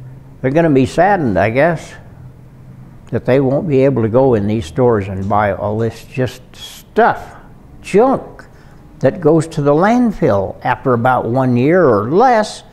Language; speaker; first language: English; native; English